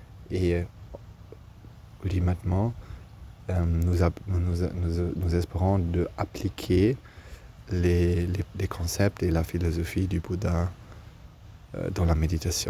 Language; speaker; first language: French; non-native, learner; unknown